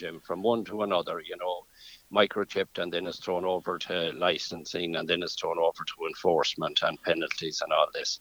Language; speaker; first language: English; native; English